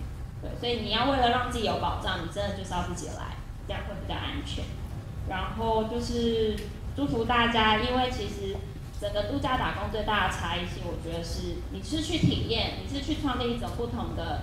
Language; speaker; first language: Chinese; native; Chinese